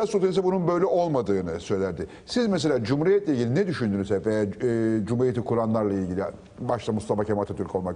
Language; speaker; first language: Turkish; native; Turkish